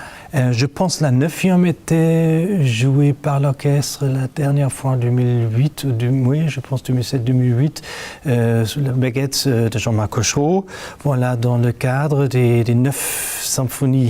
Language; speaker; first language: French; non-native, fluent; German